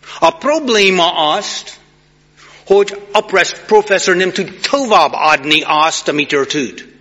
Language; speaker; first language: Hungarian; non-native, fluent; English